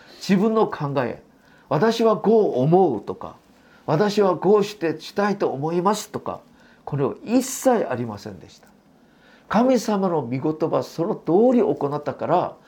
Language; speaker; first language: Japanese; non-native, fluent; Korean